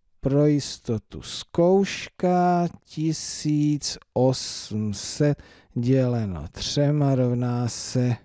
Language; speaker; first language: Czech; native; Czech